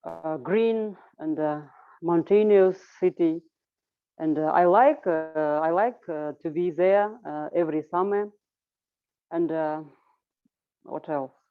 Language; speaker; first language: English; non-native, learner; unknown